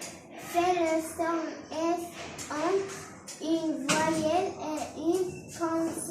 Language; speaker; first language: French; non-native, learner; Arabic